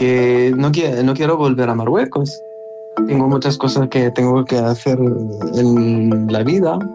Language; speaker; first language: Spanish; non-native, learner; Arabic